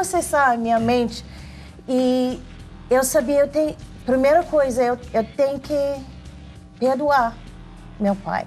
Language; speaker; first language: Portuguese; non-native, learner; English